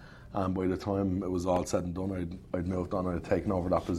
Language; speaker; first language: English; native; English